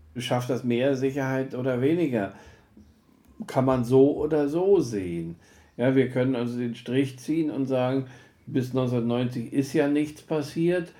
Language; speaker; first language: German; native; German